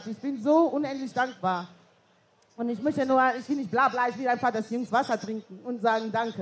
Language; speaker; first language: German; non-native, fluent; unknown